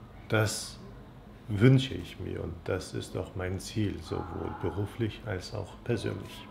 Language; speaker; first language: German; non-native, fluent; Turkish